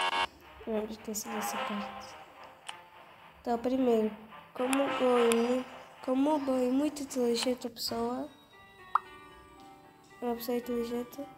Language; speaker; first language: Portuguese; early bilingual, heritage; Portuguese